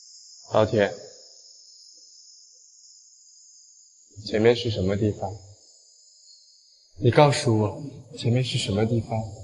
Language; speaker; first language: Chinese; native; Chinese